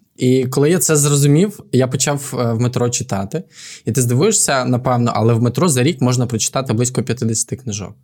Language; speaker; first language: Ukrainian; native; Ukrainian